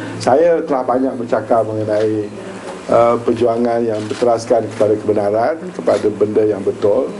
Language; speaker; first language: Malay; native; Malay